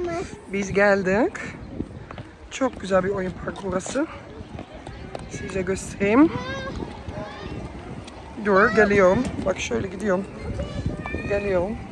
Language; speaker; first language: Turkish; early bilingual, heritage; Turkish